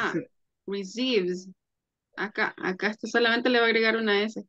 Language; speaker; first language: Spanish; native; Spanish